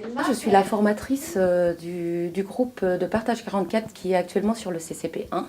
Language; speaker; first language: French; native; French